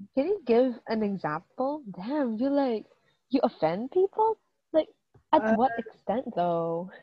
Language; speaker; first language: English; native; English